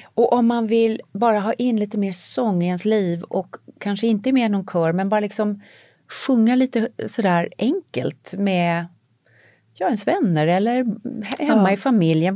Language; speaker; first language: Swedish; native; Swedish